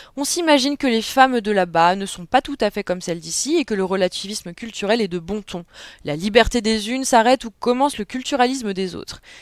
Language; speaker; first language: French; native; French